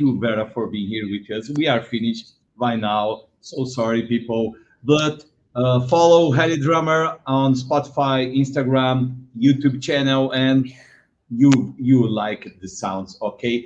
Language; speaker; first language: English; non-native, learner; Portuguese